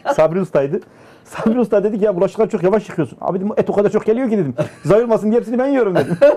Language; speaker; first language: Turkish; native; Turkish